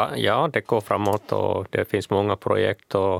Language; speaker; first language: Swedish; non-native, local second language; Finnish